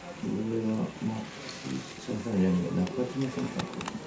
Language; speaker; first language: Japanese; native; Japanese